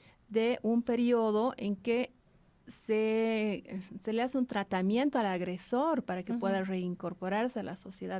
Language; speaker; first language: Spanish; native; Spanish